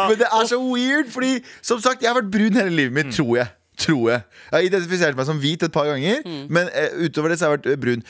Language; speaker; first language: Norwegian; early bilingual, other home language; Kurdish